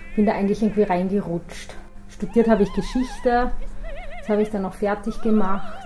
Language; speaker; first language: German; native; German